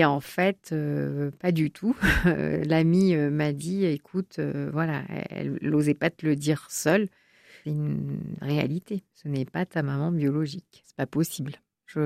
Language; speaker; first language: French; native; French